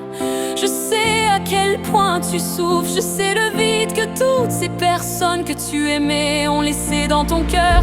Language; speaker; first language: French; native; French